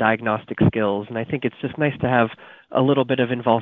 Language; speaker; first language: English; native; English